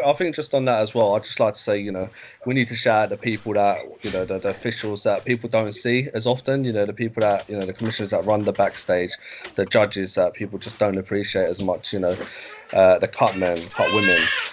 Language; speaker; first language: English; native; English